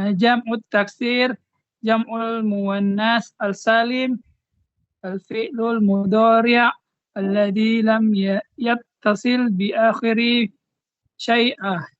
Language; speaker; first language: Arabic; non-native, learner; Indonesian